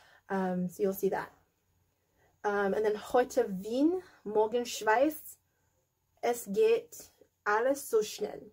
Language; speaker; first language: German; non-native, learner; English